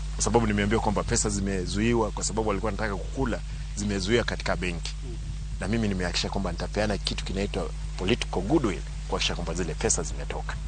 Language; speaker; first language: Swahili; non-native, local second language; Gusii